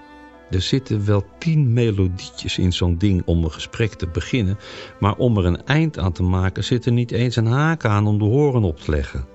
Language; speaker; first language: Dutch; native; Dutch